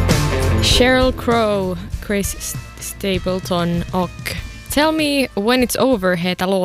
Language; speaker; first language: Swedish; native; Swedish